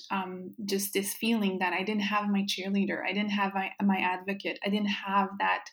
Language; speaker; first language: English; non-native, fluent; French